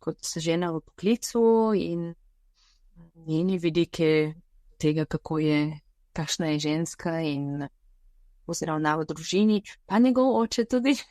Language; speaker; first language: Slovenian; non-native, fluent; Bulgarian